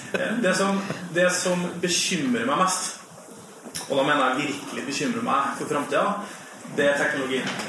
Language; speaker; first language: Norwegian; native; Norwegian